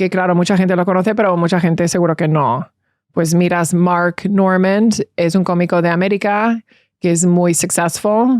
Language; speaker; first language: Spanish; early bilingual, heritage; English